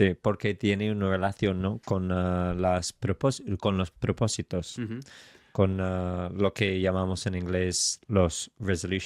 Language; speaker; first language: Spanish; non-native, fluent; English